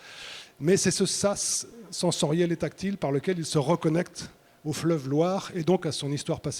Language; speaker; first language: French; native; French